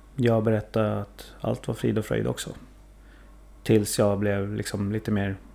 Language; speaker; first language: Swedish; early bilingual, other home language; Thai